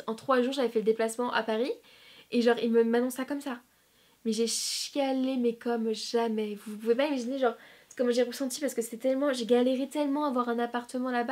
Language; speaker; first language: French; native; French